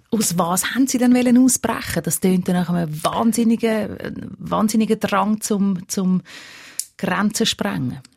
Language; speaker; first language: German; native; German